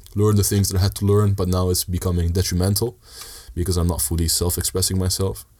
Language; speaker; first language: English; early bilingual, heritage; Dutch